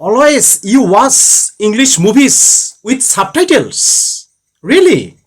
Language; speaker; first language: English; non-native, learner; Bangla